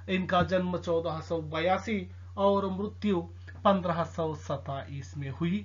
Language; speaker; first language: Hindi; non-native, local second language; Telugu